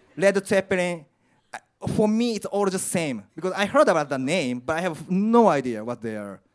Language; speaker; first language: English; non-native, learner; Japanese